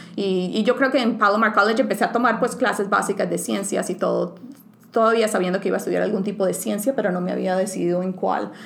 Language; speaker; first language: Spanish; native; Spanish